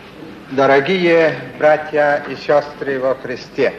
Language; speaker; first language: Russian; non-native, fluent; Polish